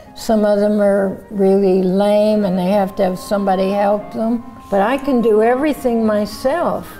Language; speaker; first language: English; native; English